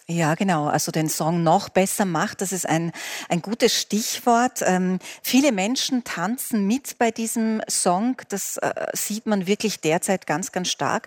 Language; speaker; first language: German; native; German